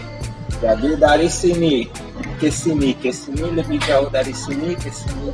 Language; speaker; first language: Indonesian; non-native, fluent; Portuguese